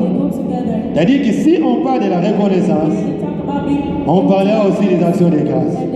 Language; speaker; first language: French; non-native, local second language; Lingala